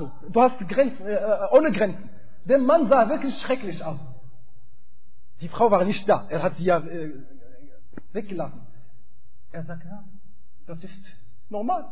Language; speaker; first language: German; non-native, fluent; Arabic